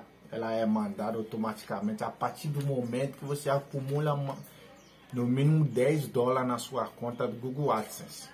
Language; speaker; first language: Portuguese; non-native, learner; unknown